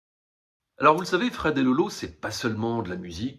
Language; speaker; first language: French; native; French